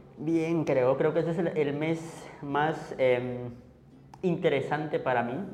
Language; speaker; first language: Spanish; non-native, local second language; Tzotzil